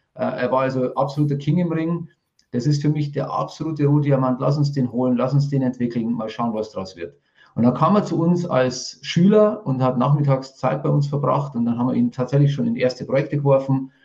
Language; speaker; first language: German; native; German